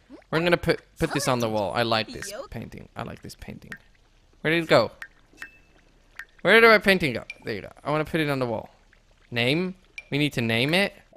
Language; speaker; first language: English; non-native, fluent; Dutch